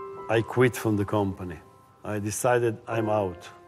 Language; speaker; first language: English; non-native, fluent; Hebrew